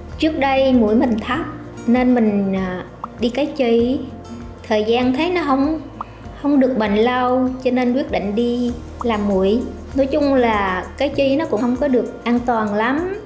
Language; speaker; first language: Vietnamese; native; Vietnamese